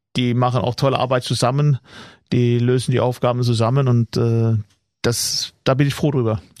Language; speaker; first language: German; non-native, fluent; Swedish